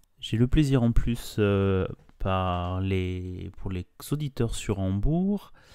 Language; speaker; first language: French; native; French